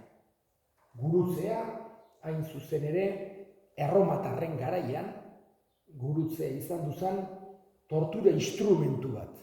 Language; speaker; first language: Basque; native; Basque